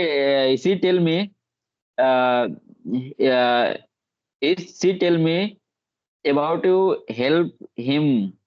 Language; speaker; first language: English; non-native, learner; Hindi